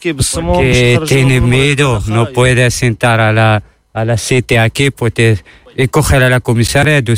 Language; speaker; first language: Spanish; non-native, learner; Arabic